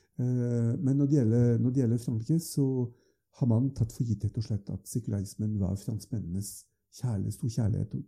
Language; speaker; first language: Norwegian; non-native, fluent; French